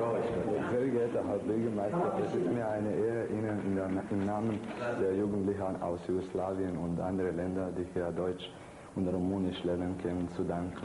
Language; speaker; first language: German; non-native, fluent; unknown